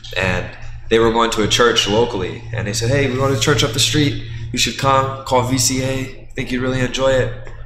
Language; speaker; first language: English; native; English